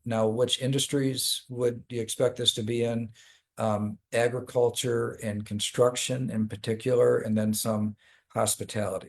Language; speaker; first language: English; native; English